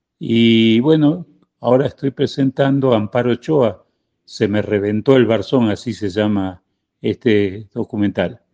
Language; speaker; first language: Spanish; native; Spanish